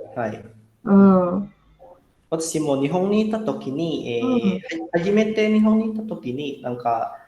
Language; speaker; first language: Japanese; non-native, fluent; Indonesian